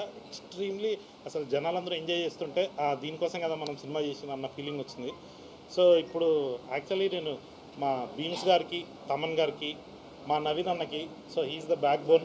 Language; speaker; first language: Telugu; native; Telugu